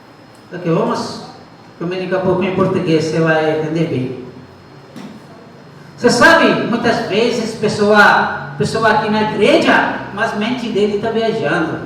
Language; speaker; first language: Portuguese; non-native, learner; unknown